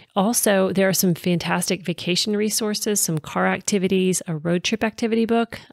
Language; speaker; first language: English; native; English